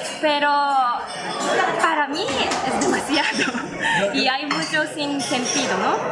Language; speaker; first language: Spanish; non-native, learner; Japanese